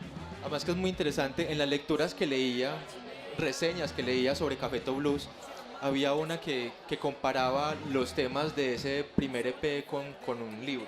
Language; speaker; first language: Spanish; native; Spanish